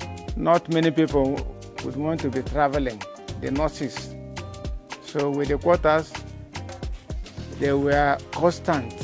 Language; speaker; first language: English; non-native, local second language; Igbo